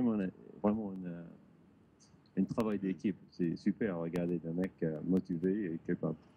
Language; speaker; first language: French; non-native, learner; English